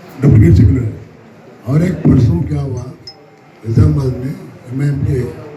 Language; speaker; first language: Hindi; non-native, local second language; Telugu